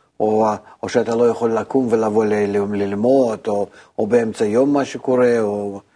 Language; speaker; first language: Hebrew; non-native, fluent; Russian